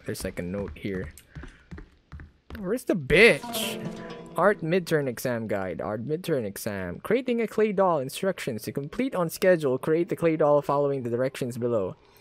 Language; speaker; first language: English; non-native, local second language; Filipino